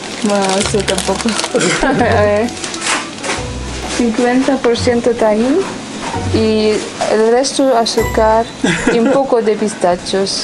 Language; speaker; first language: Spanish; non-native, fluent; Turkish